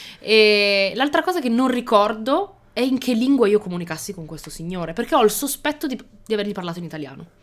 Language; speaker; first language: Italian; early bilingual, other home language; Albanian